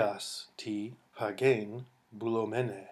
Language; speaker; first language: Greek; non-native, fluent; English